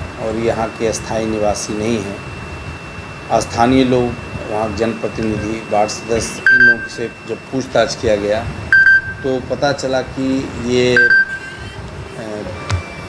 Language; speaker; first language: Hindi; native; Hindi